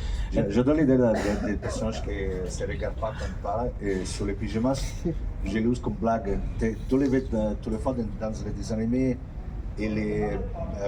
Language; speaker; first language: French; non-native, fluent; Italian